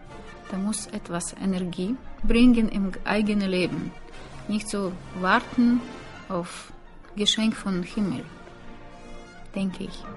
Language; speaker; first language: German; non-native, learner; Russian